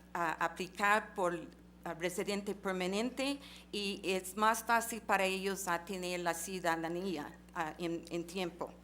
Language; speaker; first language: Spanish; non-native, fluent; English